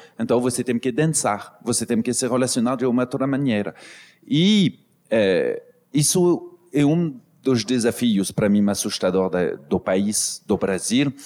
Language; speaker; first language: Portuguese; non-native, fluent; French